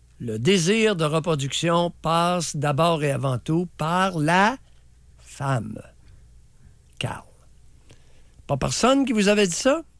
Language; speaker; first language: French; native; French